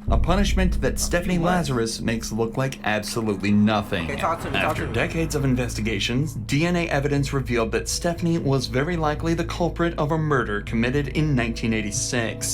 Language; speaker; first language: English; native; English